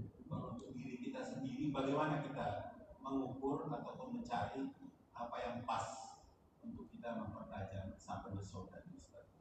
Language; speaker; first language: Indonesian; native; Indonesian